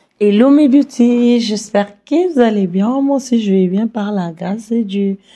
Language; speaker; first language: French; non-native, local second language; Lingala